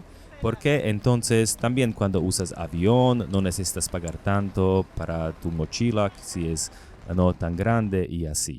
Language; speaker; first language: Spanish; non-native, learner; Slovak